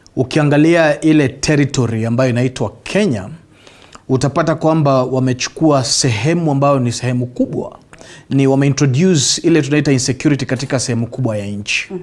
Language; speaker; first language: Swahili; non-native, local second language; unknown